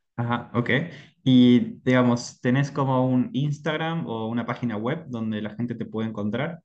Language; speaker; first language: Spanish; native; Spanish